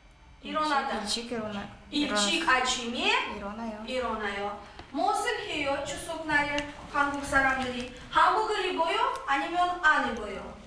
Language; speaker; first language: Korean; non-native, fluent; Russian